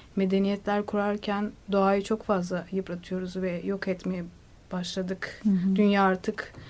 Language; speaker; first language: Turkish; native; Turkish